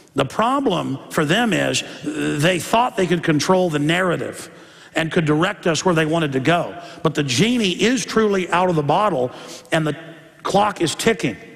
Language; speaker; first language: English; native; English